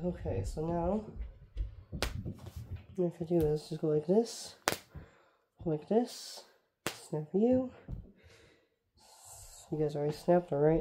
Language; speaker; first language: English; native; English